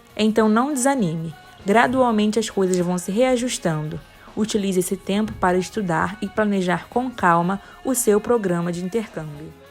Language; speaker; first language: Portuguese; native; Portuguese